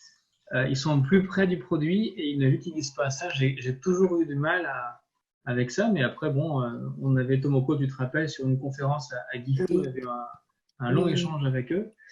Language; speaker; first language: French; native; French